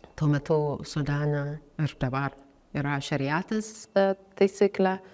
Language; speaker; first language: Lithuanian; non-native, fluent; Amharic